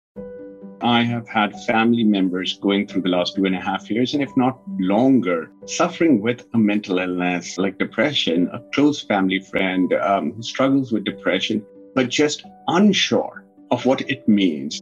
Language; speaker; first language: English; non-native, local second language; Punjabi